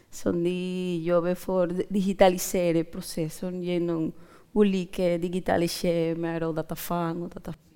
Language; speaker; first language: Norwegian; non-native, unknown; Spanish